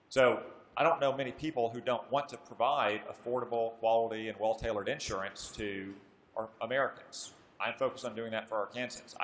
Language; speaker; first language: English; native; English